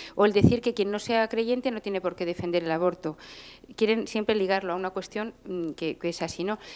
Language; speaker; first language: Spanish; native; Spanish